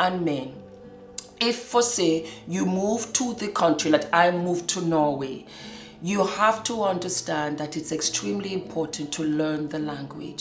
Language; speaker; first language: English; native; English